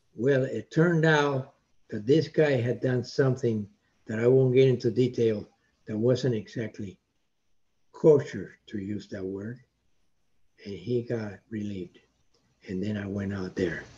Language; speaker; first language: English; non-native, fluent; Spanish